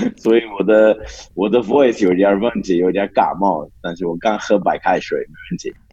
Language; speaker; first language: Chinese; non-native, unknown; English